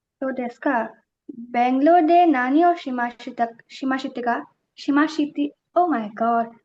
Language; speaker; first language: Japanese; non-native, learner; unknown